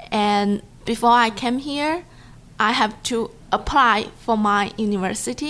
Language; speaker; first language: English; non-native, learner; Chinese